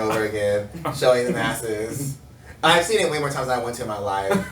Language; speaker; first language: English; native; English